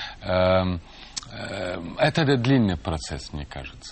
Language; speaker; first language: Russian; non-native, fluent; French